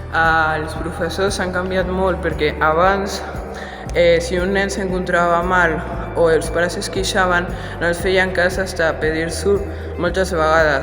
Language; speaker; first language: Catalan; non-native, local second language; Spanish